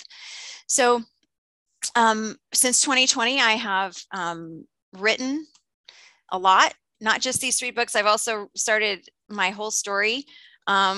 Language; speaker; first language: English; native; English